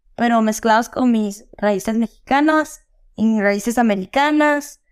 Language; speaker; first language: Spanish; early bilingual, heritage; Spanish